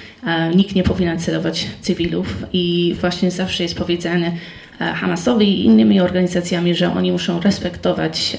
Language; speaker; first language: Polish; non-native, fluent; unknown